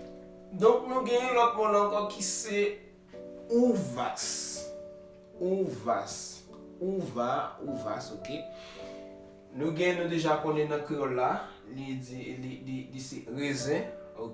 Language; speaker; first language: French; non-native, learner; Haitian Creole